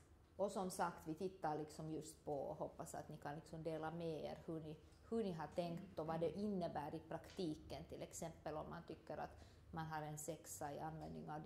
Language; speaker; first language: Swedish; native; Swedish